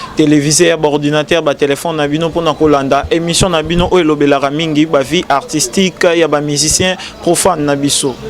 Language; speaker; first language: Lingala; native; Lingala